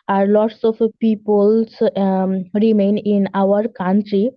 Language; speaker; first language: English; non-native, local second language; Bangla